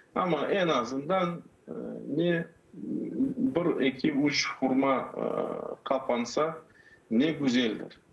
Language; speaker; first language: Turkish; non-native, fluent; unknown